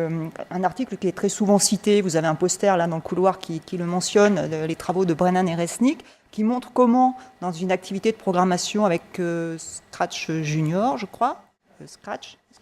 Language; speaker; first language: French; native; French